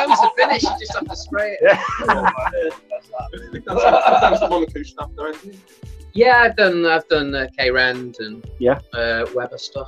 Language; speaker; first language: English; native; English